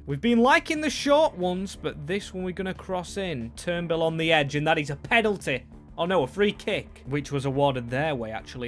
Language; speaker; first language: English; native; English